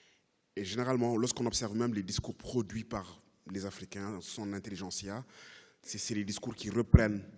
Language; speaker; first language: French; native; French